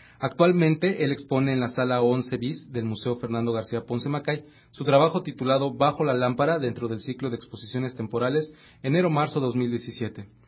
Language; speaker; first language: Spanish; native; Spanish